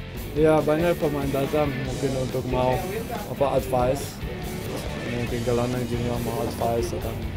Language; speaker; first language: Indonesian; non-native, fluent; Dutch